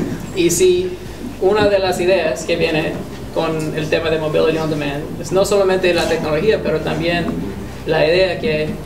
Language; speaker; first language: Spanish; non-native, fluent; English